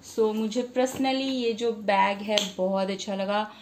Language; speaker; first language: Hindi; non-native, local second language; Bangla